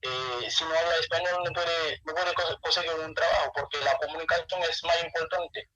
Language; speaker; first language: Spanish; non-native, learner; Haitian Creole